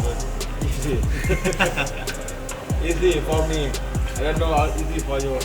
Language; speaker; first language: English; non-native, learner; Thai